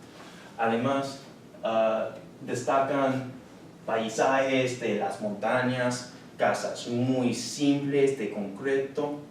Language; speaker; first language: Spanish; non-native, learner; English